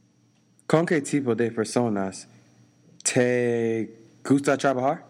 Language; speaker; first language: Spanish; non-native, learner; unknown